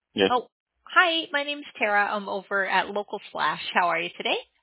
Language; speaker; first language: English; native; English